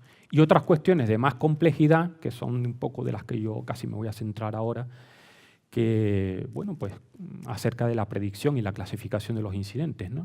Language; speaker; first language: Spanish; native; Spanish